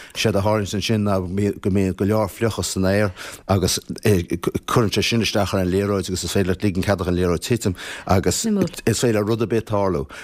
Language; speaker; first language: Irish; native; Irish